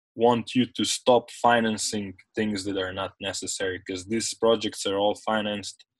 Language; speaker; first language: English; non-native, fluent; Slovenian